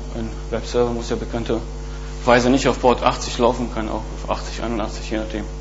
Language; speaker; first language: German; non-native, fluent; Bosnian